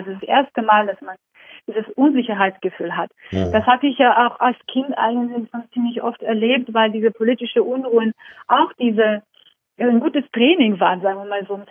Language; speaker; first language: German; non-native, fluent; Georgian